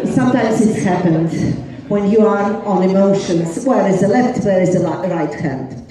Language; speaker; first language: English; non-native, learner; Latvian